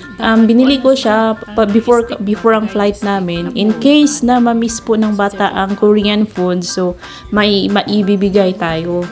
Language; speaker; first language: Filipino; non-native, local second language; Cebuano